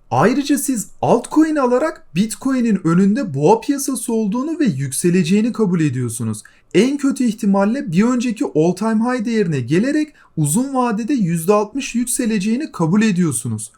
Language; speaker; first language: Turkish; native; Turkish